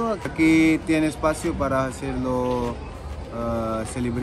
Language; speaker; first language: Spanish; non-native, learner; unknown